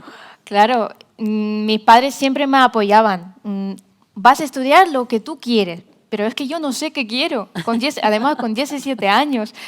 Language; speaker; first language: Spanish; non-native, fluent; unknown